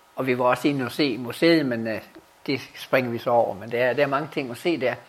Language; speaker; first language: Danish; native; Danish